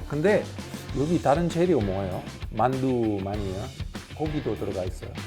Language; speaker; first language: Korean; non-native, learner; Italian